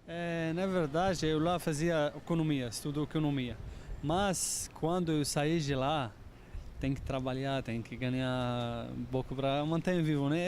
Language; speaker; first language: Portuguese; non-native, learner; Arabic